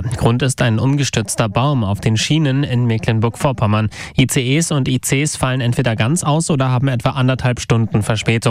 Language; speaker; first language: German; native; German